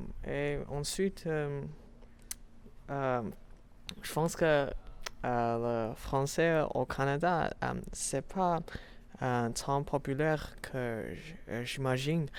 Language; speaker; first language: French; non-native, learner; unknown